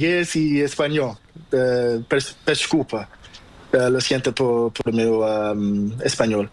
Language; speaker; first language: Spanish; non-native, learner; Portuguese